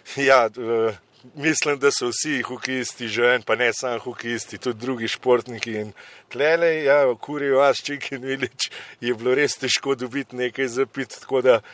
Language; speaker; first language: Slovenian; native; Slovenian